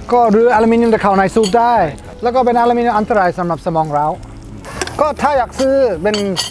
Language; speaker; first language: Thai; non-native, fluent; English